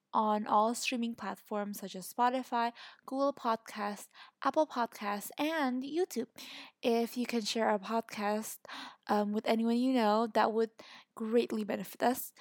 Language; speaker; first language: English; non-native, fluent; Indonesian